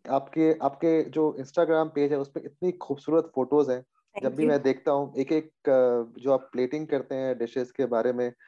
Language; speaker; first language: Hindi; native; Hindi